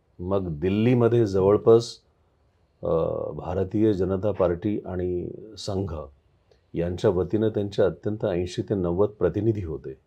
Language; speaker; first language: Marathi; native; Marathi